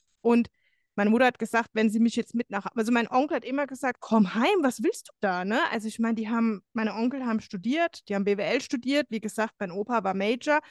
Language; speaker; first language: German; native; German